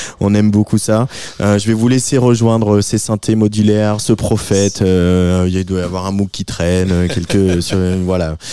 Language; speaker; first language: French; native; French